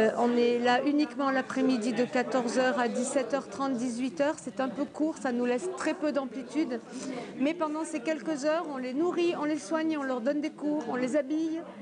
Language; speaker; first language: French; native; French